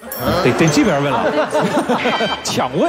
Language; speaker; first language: Chinese; native; Chinese